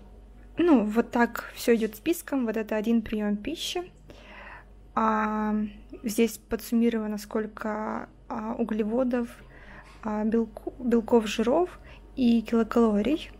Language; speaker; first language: Russian; native; Russian